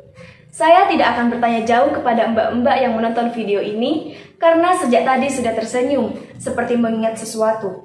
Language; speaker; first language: Indonesian; native; Indonesian